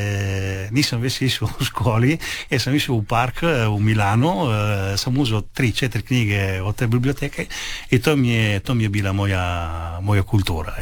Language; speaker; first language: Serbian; non-native, learner; Italian